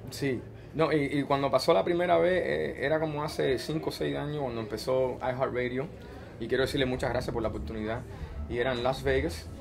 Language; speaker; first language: Spanish; early bilingual, heritage; Spanish